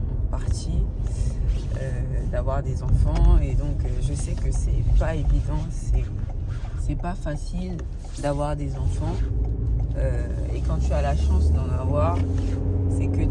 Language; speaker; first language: French; native; French